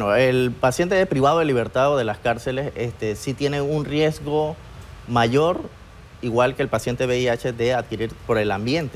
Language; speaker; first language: Spanish; native; Spanish